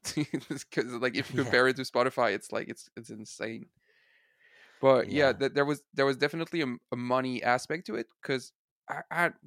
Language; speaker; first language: English; non-native, fluent; French